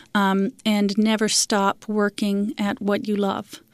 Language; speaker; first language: English; native; English